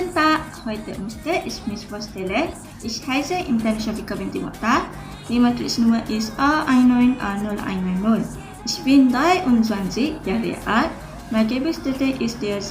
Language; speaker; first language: German; non-native, learner; Malay